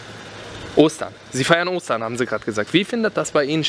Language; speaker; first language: German; native; German